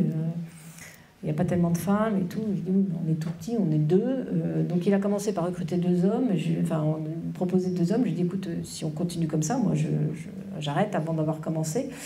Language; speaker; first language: French; native; French